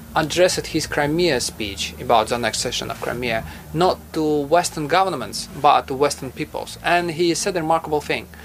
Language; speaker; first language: English; non-native, fluent; Russian